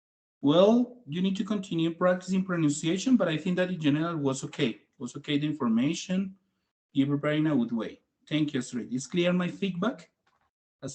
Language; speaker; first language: English; non-native, fluent; Spanish